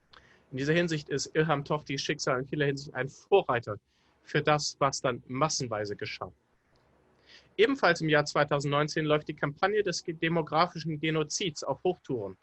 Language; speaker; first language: German; native; German